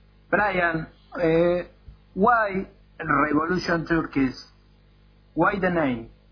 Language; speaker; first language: English; non-native, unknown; Spanish